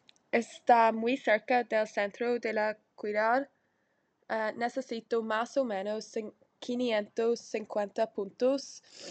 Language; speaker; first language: Spanish; non-native, learner; English